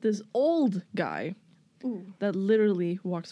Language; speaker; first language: English; non-native, fluent; Swedish